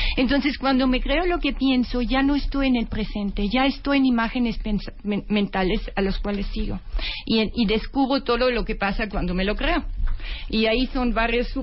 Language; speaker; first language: Spanish; non-native, fluent; German